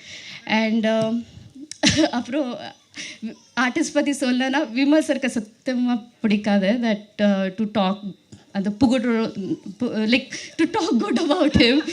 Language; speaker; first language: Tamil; non-native, learner; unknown